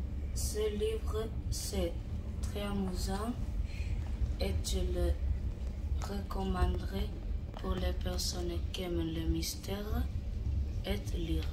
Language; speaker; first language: French; non-native, learner; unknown